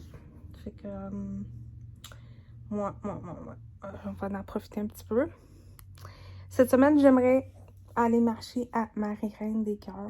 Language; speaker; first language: French; native; French